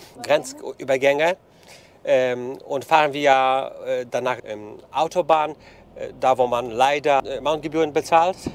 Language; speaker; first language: German; non-native, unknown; Polish